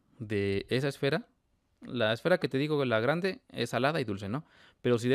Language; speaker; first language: Spanish; native; Spanish